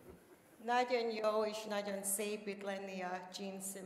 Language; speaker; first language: Hungarian; early bilingual, heritage; Hungarian